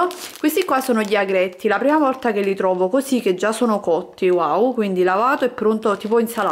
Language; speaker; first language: Italian; native; Italian